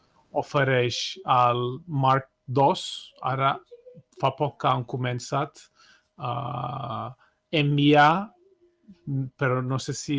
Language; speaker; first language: Catalan; non-native, fluent; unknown